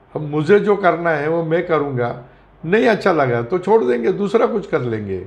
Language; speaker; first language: Hindi; non-native, local second language; Marathi